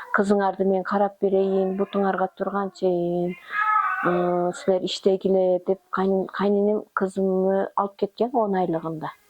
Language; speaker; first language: Kyrgyz; non-native, local second language; Uzbek